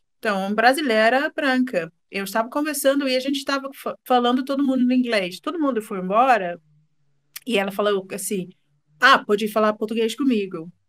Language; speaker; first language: Portuguese; non-native, fluent; English